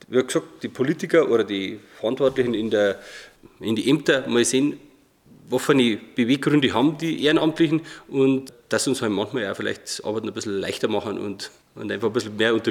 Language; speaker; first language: German; native; German